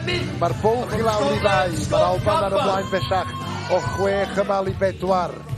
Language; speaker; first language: Welsh; native; Welsh